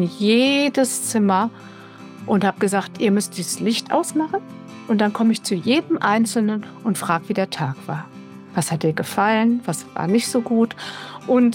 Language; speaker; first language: German; native; German